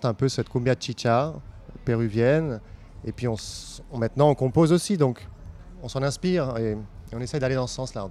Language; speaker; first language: French; native; French